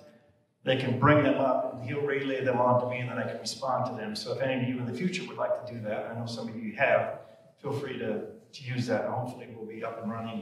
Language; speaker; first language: English; native; English